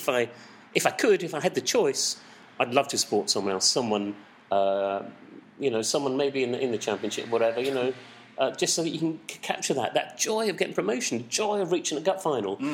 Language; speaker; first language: English; native; English